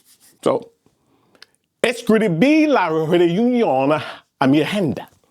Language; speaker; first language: Spanish; non-native, learner; English